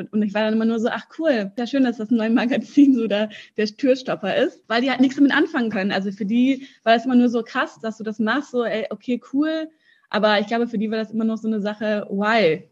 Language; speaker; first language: German; early bilingual, other home language; Russian